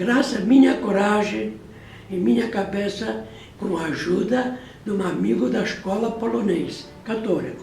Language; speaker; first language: Portuguese; non-native, fluent; Polish